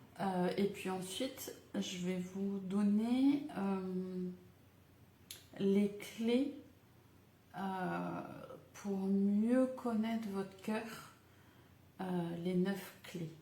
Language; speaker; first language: French; native; French